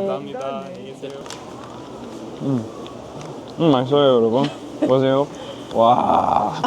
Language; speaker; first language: Korean; non-native, learner; Portuguese